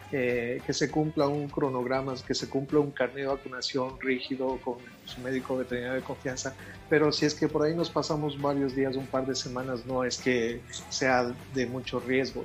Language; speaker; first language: Spanish; native; Spanish